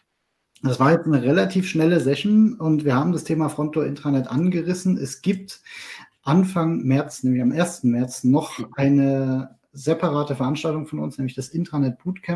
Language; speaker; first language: German; native; German